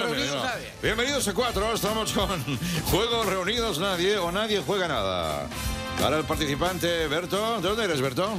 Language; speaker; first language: Spanish; native; Spanish